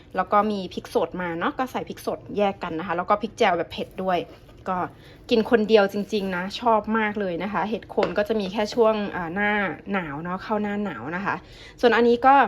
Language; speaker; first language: Thai; native; Thai